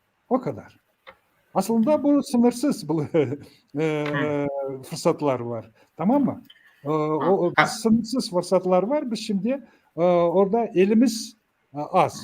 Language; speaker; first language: Turkish; non-native, learner; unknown